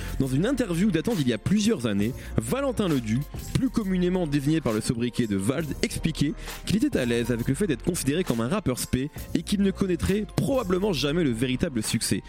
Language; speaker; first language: French; native; French